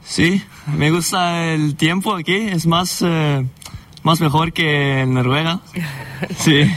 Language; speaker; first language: Spanish; non-native, learner; Norwegian